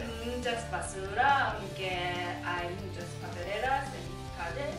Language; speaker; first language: Spanish; non-native, learner; Japanese